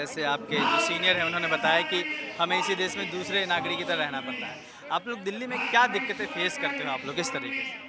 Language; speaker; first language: Hindi; native; Hindi